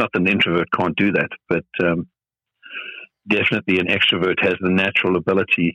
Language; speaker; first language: English; native; English